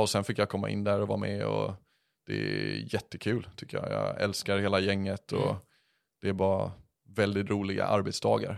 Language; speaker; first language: Swedish; early bilingual, other home language; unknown